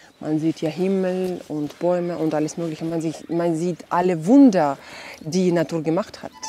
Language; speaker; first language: German; non-native, fluent; Ukrainian